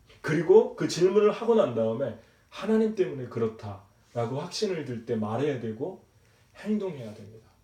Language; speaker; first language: Korean; native; Korean